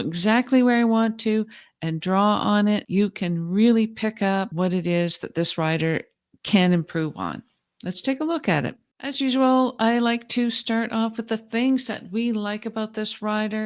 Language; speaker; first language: English; native; English